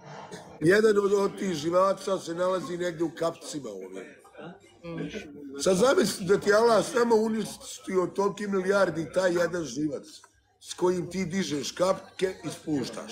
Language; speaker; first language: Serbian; early bilingual, heritage; Bosnian